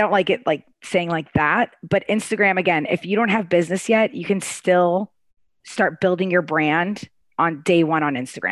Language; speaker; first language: English; native; English